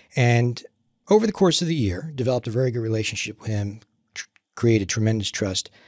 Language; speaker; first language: English; native; English